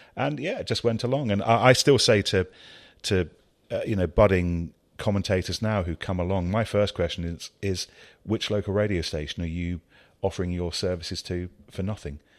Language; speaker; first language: English; native; English